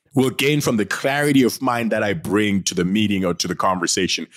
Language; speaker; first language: English; non-native, local second language; North Ndebele